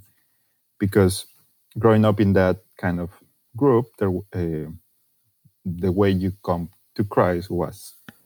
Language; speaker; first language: English; non-native, fluent; Spanish